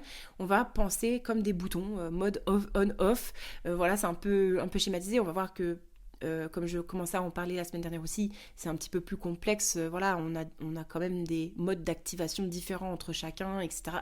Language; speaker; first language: French; native; French